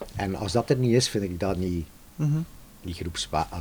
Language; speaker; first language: Dutch; native; Dutch